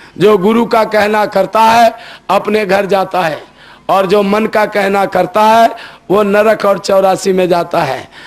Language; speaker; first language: Hindi; native; Hindi